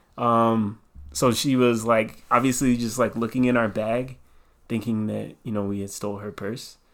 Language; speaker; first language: English; native; English